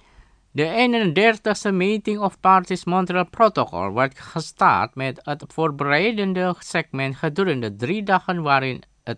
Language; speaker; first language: Dutch; non-native, fluent; Indonesian